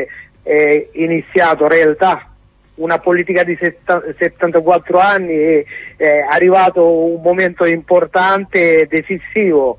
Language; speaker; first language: Italian; non-native, learner; Sinhala